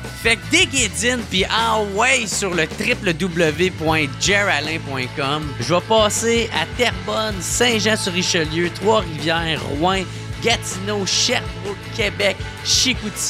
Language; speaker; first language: French; native; French